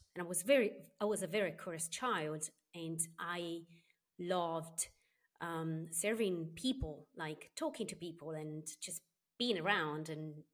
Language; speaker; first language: English; non-native, fluent; Italian